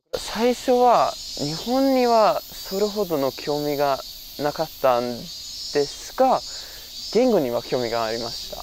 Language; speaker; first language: Japanese; non-native, fluent; Norwegian